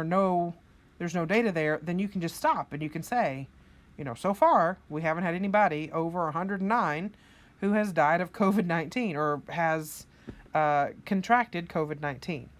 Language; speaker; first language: English; native; English